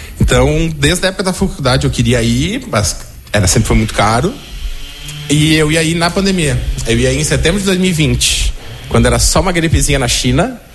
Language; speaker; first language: Portuguese; native; Portuguese